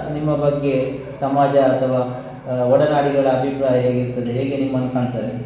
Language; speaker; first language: Kannada; native; Kannada